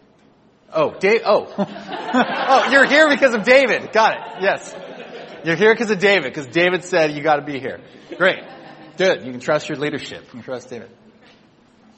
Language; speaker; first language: English; native; English